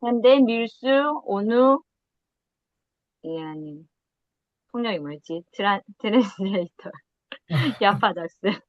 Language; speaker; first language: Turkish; non-native, learner; Korean